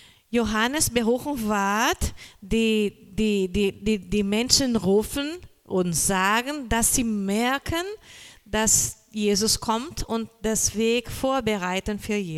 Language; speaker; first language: German; non-native, learner; Portuguese